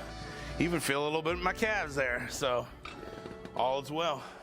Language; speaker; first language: English; native; English